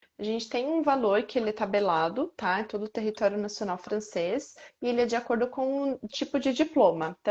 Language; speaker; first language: Portuguese; native; Portuguese